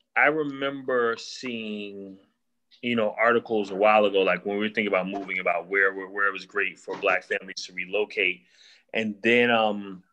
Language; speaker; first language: English; native; English